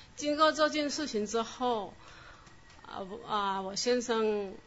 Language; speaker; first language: Chinese; non-native, local second language; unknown